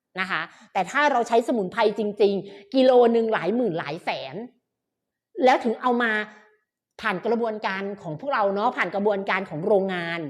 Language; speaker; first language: Thai; native; Thai